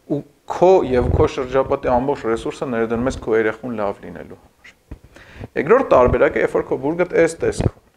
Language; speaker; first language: Armenian; native; Armenian